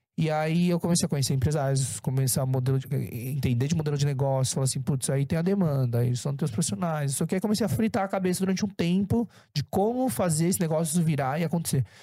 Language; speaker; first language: Portuguese; early bilingual, other home language; Korean